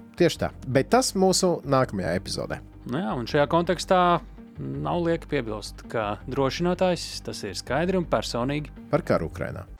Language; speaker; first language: Latvian; native; Latvian